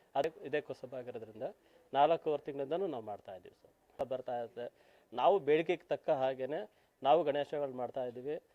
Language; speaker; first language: Kannada; native; Kannada